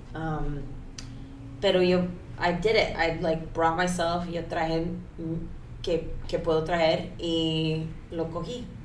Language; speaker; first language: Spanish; early bilingual, heritage; Spanish